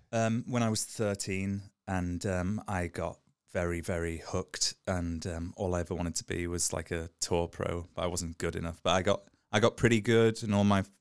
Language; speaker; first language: English; native; English